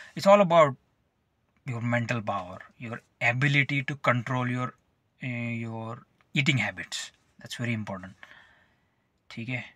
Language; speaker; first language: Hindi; non-native, local second language; Marathi